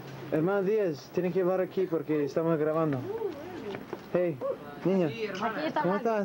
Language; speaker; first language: Spanish; non-native, learner; English